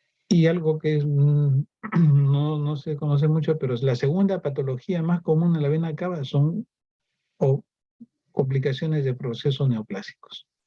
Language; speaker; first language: Spanish; native; Spanish